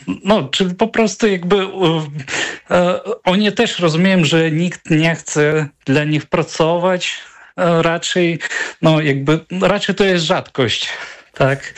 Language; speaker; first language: Polish; non-native, fluent; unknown